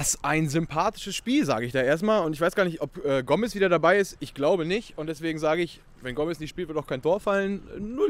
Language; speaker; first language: German; native; German